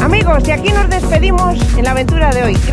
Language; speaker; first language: Spanish; native; Spanish